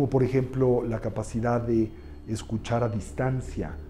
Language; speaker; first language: Spanish; native; Spanish